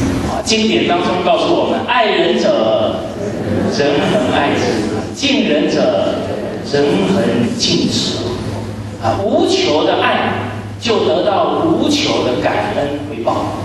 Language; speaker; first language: Chinese; native; Chinese